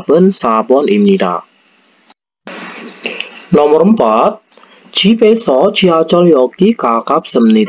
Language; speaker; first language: Korean; non-native, fluent; Indonesian